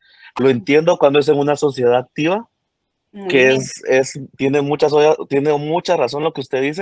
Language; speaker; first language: Spanish; native; Spanish